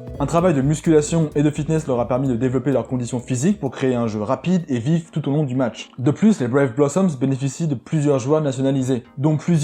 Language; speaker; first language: French; native; French